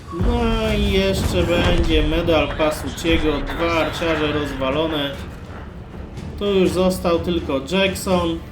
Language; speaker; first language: Polish; native; Polish